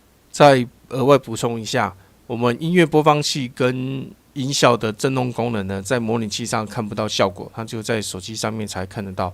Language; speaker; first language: Chinese; native; Chinese